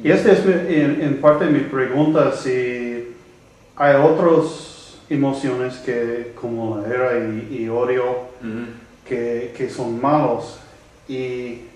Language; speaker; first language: Spanish; non-native, learner; English